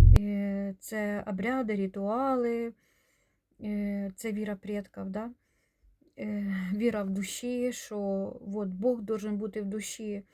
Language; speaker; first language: Ukrainian; non-native, local second language; Russian